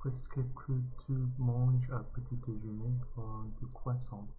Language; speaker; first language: French; non-native, learner; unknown